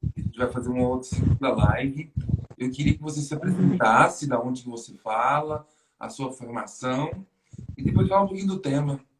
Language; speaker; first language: Portuguese; native; Portuguese